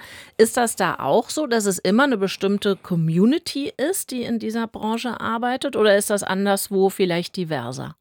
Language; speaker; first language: German; native; German